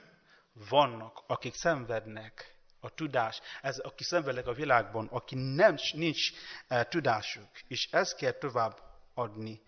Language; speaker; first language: Hungarian; non-native, learner; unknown